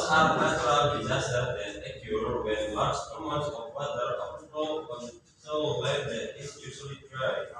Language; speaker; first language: English; non-native, learner; Indonesian